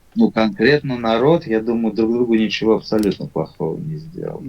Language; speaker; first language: Russian; native; Russian